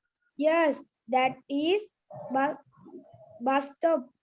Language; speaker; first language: English; non-native, learner; Sinhala